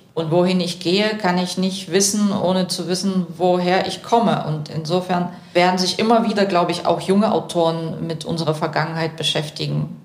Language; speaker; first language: German; early bilingual, other home language; Russian